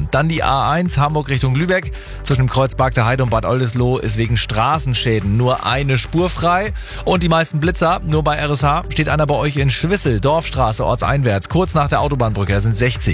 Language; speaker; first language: German; native; German